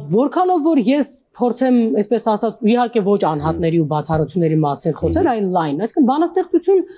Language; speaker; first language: Armenian; native; Armenian